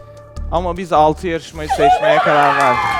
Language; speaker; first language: Turkish; native; Turkish